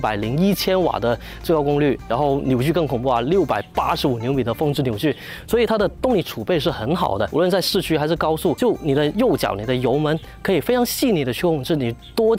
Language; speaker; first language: Chinese; native; Chinese